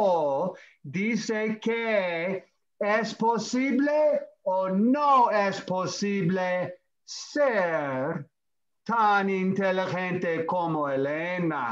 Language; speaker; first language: Spanish; non-native, fluent; English